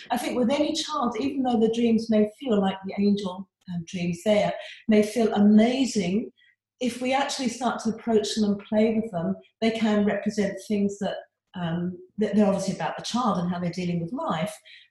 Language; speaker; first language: English; native; English